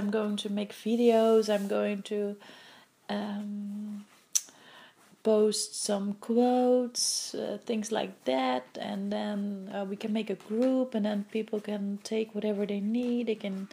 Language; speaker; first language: English; non-native, fluent; Dutch